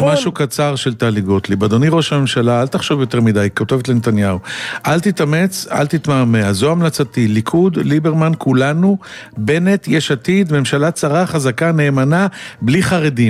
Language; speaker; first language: Hebrew; native; Hebrew